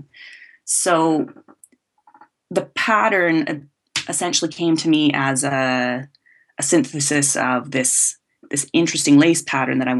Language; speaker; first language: English; native; English